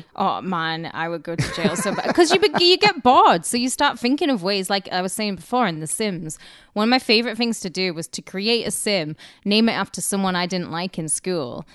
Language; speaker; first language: English; native; English